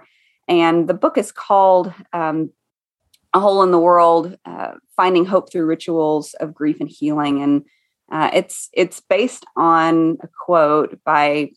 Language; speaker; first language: English; native; English